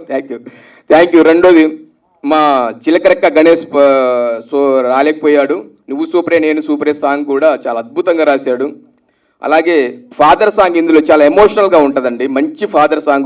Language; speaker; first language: Telugu; native; Telugu